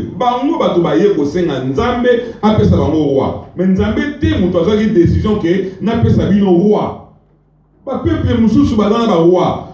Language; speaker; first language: Lingala; non-native, local second language; Swahili